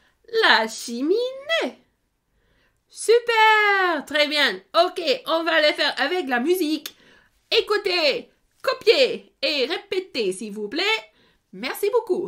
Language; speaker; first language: French; non-native, fluent; English